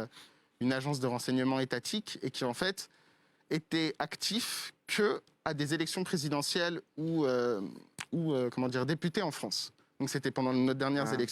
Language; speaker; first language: French; native; French